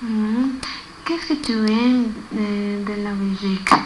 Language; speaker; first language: French; non-native, learner; Spanish